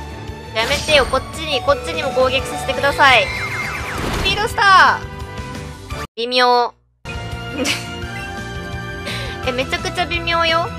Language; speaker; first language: Japanese; native; Japanese